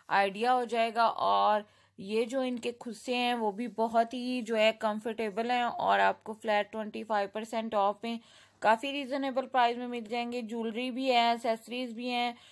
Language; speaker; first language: Urdu; native; Urdu